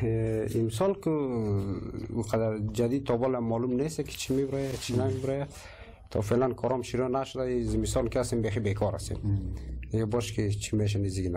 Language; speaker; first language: Persian; native; Persian